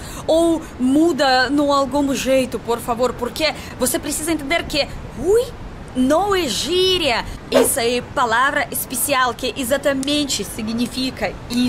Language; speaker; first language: Portuguese; non-native, fluent; Russian